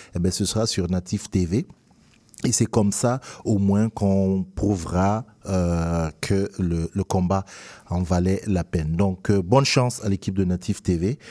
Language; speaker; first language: French; non-native, local second language; Duala